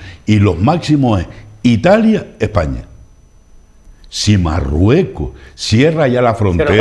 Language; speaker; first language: Spanish; native; Spanish